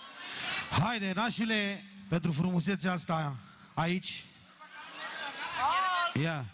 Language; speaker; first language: Romanian; non-native, local second language; Turkish